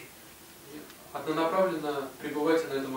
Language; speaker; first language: Russian; native; Russian